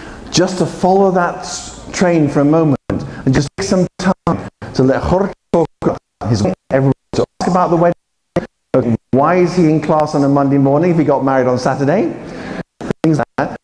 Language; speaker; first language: English; native; English